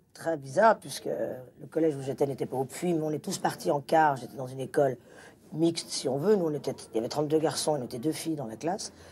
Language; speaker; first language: French; native; French